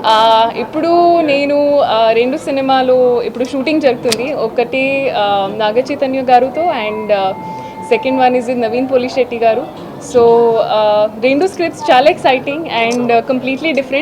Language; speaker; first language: Telugu; non-native, learner; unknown